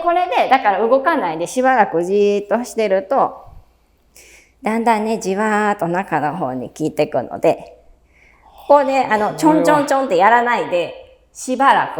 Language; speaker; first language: Japanese; native; Japanese